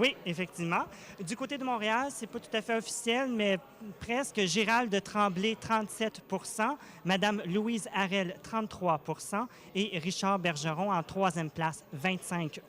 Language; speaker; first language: French; native; French